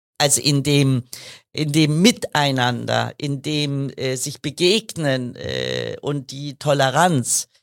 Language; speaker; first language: German; early bilingual, other home language; Kurdish